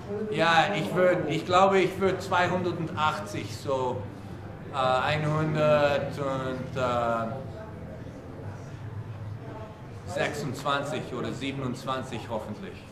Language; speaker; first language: German; non-native, learner; English